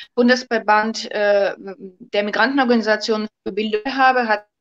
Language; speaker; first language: German; non-native, fluent; Russian